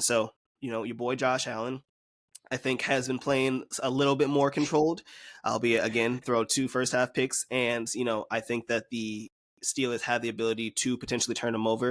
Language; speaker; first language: English; native; English